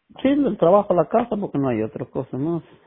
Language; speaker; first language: Spanish; native; Spanish